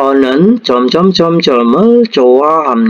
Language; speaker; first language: Korean; non-native, fluent; Indonesian